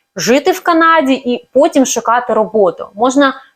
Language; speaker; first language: Ukrainian; native; Ukrainian